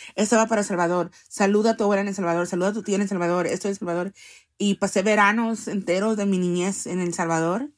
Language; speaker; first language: Spanish; early bilingual, heritage; Spanish